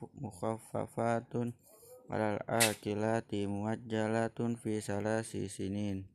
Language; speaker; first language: Arabic; non-native, learner; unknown